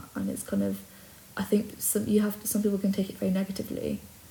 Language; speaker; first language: English; native; English